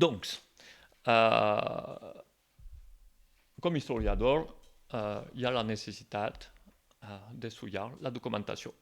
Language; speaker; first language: Catalan; non-native, local second language; French